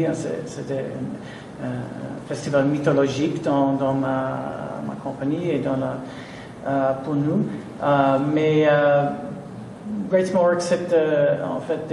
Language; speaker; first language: French; non-native, fluent; English